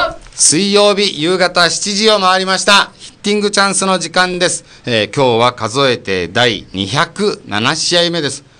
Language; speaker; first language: Japanese; native; Japanese